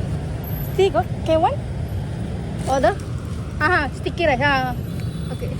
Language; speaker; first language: English; non-native, learner; Indonesian